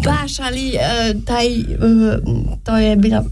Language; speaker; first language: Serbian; non-native, learner; French